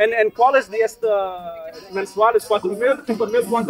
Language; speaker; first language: Spanish; non-native, learner; English